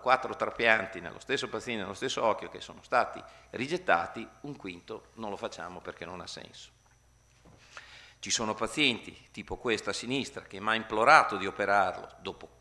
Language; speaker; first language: Italian; native; Italian